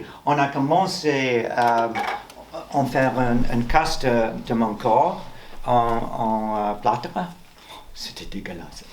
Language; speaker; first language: French; non-native, learner; English